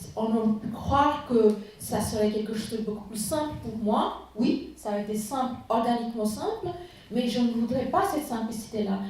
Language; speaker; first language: French; non-native, fluent; Bangla